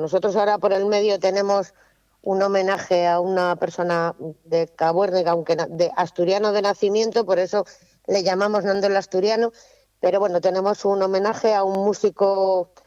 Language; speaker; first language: Spanish; native; Spanish